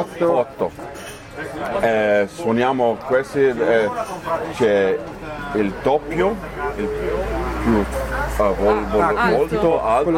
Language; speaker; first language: Italian; non-native, learner; German